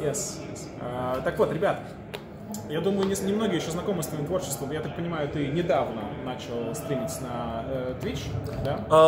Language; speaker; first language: Russian; native; Russian